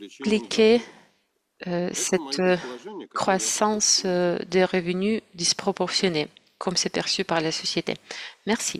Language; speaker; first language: French; non-native, fluent; Russian